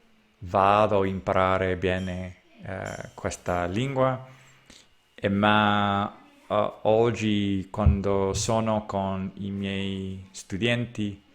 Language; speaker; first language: Italian; non-native, learner; English